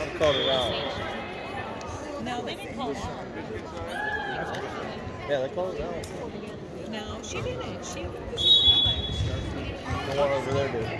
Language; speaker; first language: English; native; English